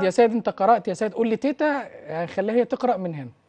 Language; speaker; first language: Arabic; native; Arabic